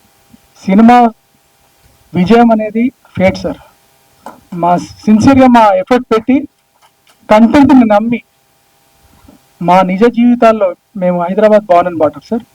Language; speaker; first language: Telugu; native; Telugu